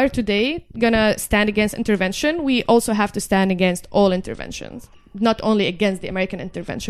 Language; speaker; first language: English; non-native, fluent; Arabic